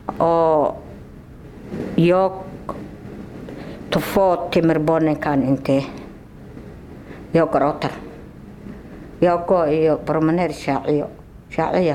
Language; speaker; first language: Swedish; non-native, learner; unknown